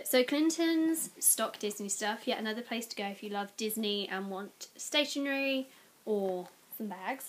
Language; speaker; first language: English; native; English